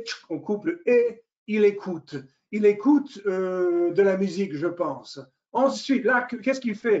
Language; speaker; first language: French; non-native, fluent; English